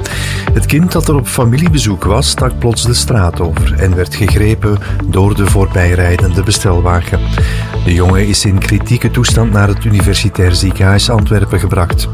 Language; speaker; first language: Dutch; native; Dutch